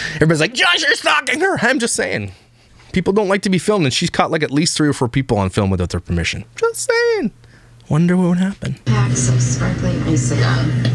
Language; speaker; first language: English; native; English